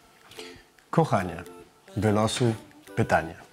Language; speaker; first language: Polish; non-native, fluent; English